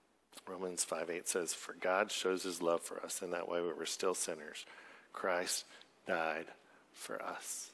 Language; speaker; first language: English; native; English